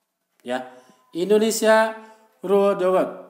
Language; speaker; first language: English; non-native, local second language; Indonesian